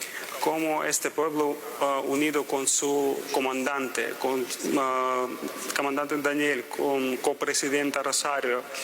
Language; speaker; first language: Spanish; non-native, fluent; Russian